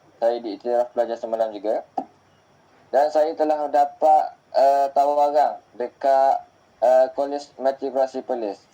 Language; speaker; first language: Malay; native; Malay